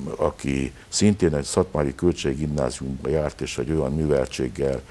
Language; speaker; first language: Hungarian; native; Hungarian